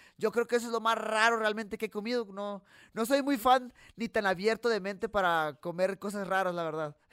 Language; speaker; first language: Spanish; native; Spanish